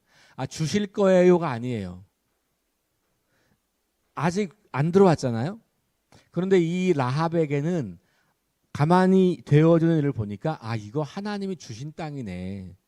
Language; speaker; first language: Korean; native; Korean